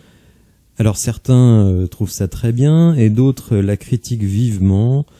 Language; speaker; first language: French; native; French